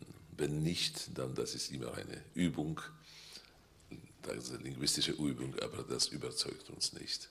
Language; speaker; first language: German; non-native, fluent; Polish